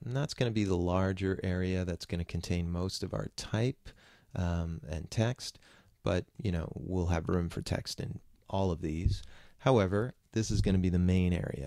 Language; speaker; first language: English; native; English